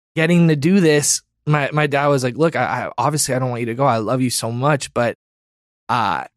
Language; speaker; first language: English; native; English